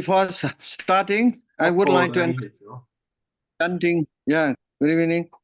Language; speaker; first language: English; non-native, learner; Vietnamese